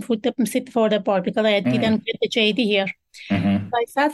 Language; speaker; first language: English; non-native, fluent; Persian